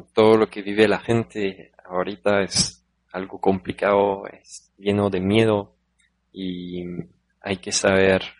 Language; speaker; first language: Spanish; non-native, fluent; French